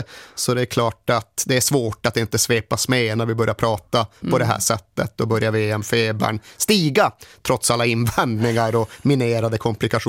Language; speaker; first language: Swedish; native; Swedish